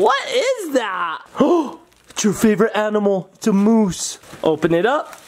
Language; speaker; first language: English; native; English